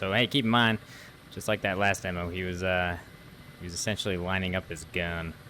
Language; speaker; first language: English; native; English